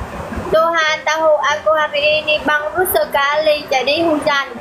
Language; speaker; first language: Indonesian; non-native, learner; Vietnamese